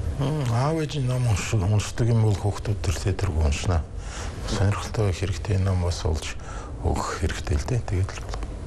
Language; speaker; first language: Mongolian; non-native, fluent; Russian